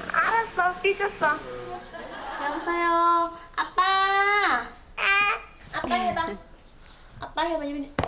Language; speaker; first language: Korean; non-native, learner; Vietnamese